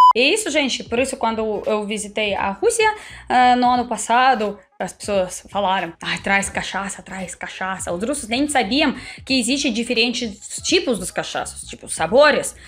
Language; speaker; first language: Portuguese; non-native, fluent; Russian